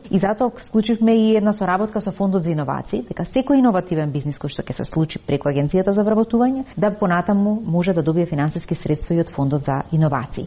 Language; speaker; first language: Macedonian; native; Macedonian